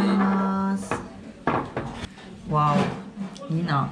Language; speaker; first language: Japanese; non-native, learner; French